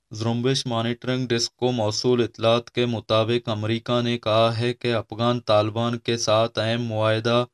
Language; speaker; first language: Urdu; non-native, local second language; Baluchi